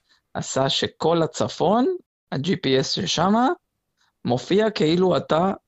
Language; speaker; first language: Hebrew; non-native, fluent; Spanish